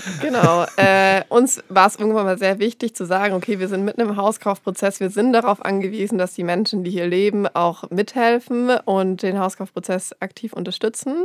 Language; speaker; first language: German; native; German